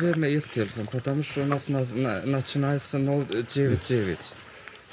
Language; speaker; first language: Russian; non-native, local second language; Azerbaijani